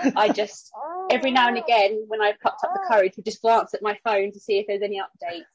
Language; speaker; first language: English; native; English